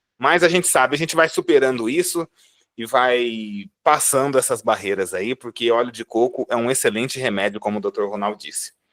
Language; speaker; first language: Portuguese; native; Portuguese